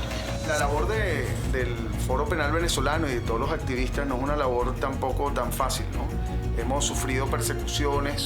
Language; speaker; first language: Spanish; native; Spanish